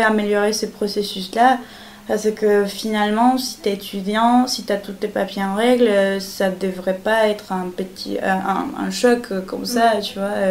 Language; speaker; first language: French; non-native, fluent; Spanish